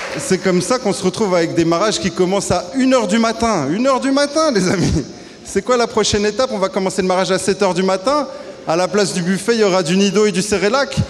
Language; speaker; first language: French; native; French